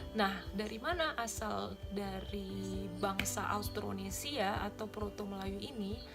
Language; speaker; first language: Indonesian; native; Indonesian